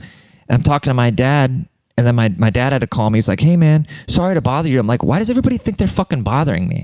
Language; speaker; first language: English; native; English